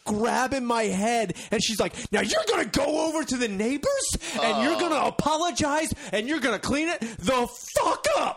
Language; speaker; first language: English; native; English